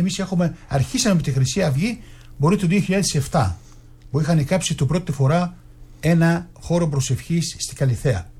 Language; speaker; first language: Greek; non-native, fluent; Arabic